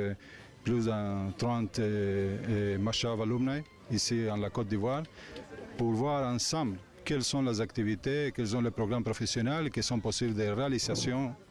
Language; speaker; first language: French; non-native, learner; Hebrew